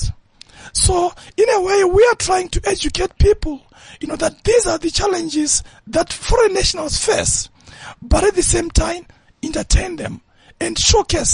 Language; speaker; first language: English; non-native, local second language; Shona